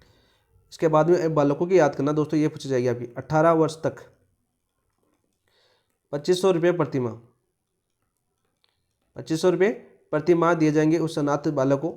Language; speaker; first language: Hindi; native; Hindi